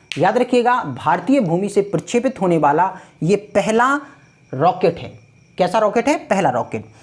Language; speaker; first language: Hindi; native; Hindi